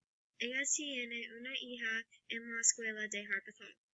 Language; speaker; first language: Spanish; non-native, learner; English